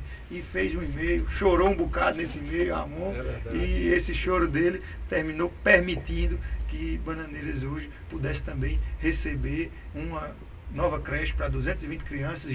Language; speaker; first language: Portuguese; native; Portuguese